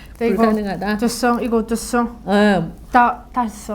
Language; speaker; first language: Korean; non-native, learner; Spanish